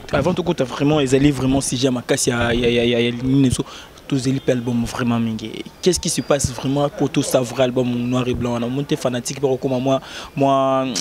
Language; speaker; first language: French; non-native, local second language; Lingala